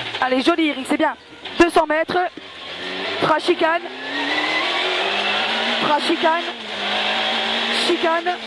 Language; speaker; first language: French; native; French